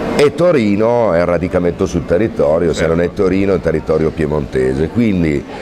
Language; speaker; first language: Italian; native; Italian